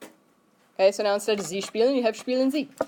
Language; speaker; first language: German; non-native, fluent; English